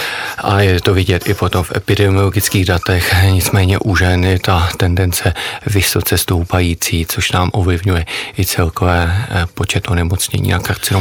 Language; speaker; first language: Czech; native; Czech